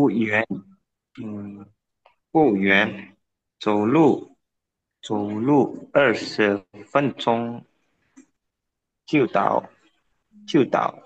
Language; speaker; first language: Chinese; non-native, learner; Indonesian